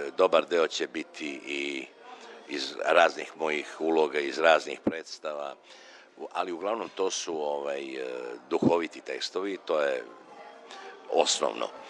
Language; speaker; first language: Serbian; non-native, local second language; Macedonian